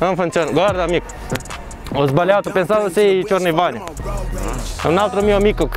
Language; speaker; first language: Italian; non-native, learner; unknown